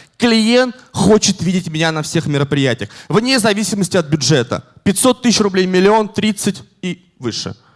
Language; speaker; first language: Russian; native; Russian